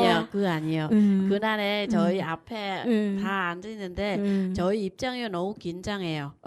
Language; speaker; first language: Korean; non-native, learner; Vietnamese